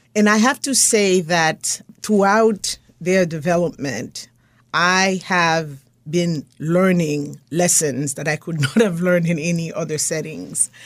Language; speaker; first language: English; non-native, fluent; Haitian Creole